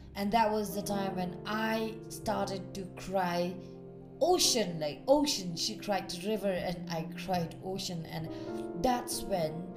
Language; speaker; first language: English; non-native, fluent; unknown